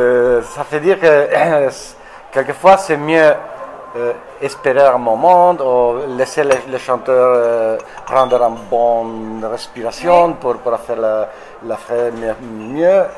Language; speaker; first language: French; non-native, fluent; Italian